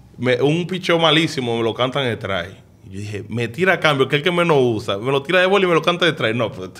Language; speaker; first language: Spanish; early bilingual, heritage; Spanish